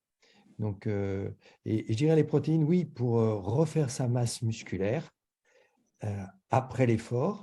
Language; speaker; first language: French; native; French